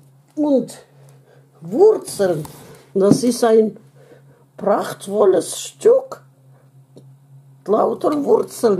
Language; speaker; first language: German; non-native, fluent; Russian